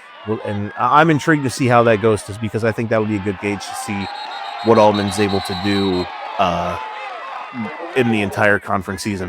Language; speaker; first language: English; native; English